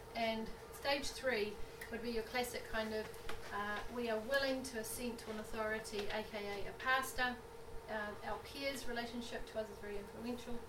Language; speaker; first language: English; native; English